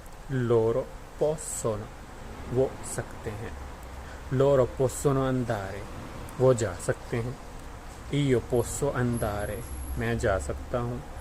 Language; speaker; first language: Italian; non-native, fluent; Urdu